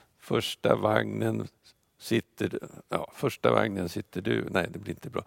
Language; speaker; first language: Swedish; non-native, fluent; Russian